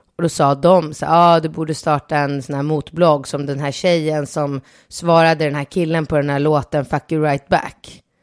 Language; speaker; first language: Swedish; early bilingual, other home language; Polish